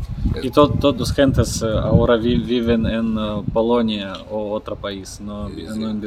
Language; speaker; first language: Spanish; non-native, learner; Russian